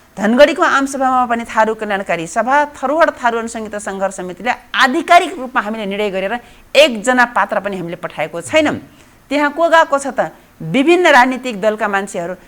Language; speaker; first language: Nepali; non-native, local second language; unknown